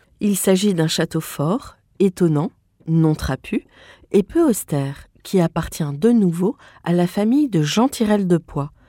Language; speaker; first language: French; native; French